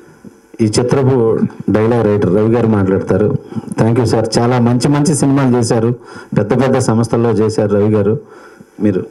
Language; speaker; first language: Telugu; native; Telugu